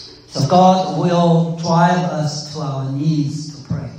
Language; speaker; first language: English; non-native, fluent; Chinese